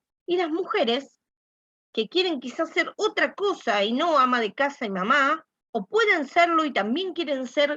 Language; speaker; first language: Spanish; native; Spanish